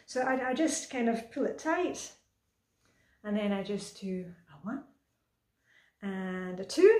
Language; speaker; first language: English; native; English